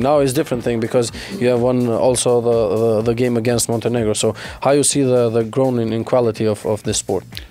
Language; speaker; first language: English; non-native, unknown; Albanian